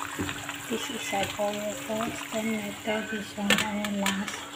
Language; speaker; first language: English; non-native, learner; Indonesian